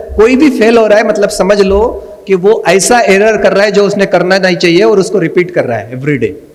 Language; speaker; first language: Hindi; non-native, local second language; Marathi